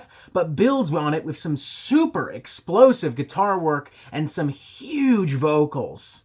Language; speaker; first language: English; native; English